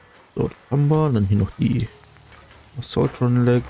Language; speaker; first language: German; native; German